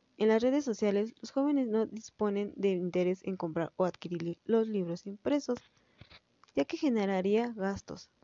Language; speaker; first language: Spanish; native; Spanish